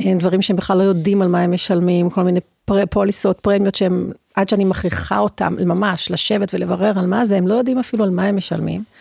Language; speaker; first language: Hebrew; native; Hebrew